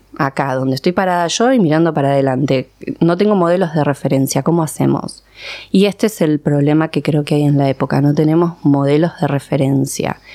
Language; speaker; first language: Spanish; early bilingual, other home language; Persian